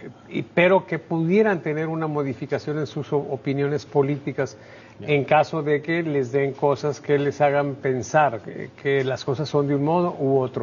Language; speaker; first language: Spanish; native; Spanish